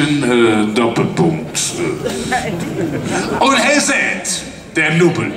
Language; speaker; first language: German; native; German